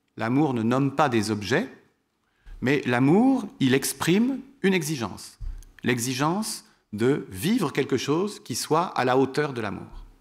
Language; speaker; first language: French; native; French